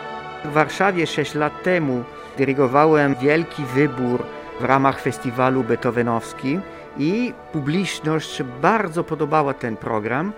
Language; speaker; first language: Polish; non-native, learner; Italian